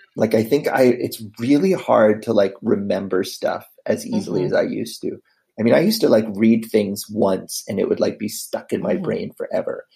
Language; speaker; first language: English; native; English